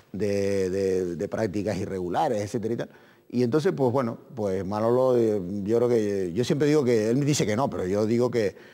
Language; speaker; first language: Spanish; native; Spanish